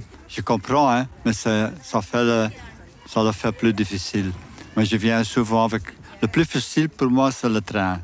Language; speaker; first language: French; non-native, learner; Dutch